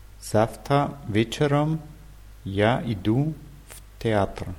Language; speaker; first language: Russian; non-native, learner; German